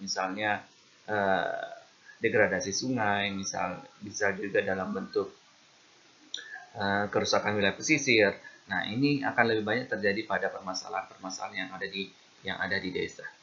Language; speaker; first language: Indonesian; native; Indonesian